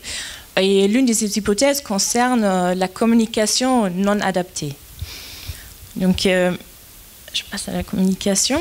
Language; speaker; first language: French; non-native, fluent; German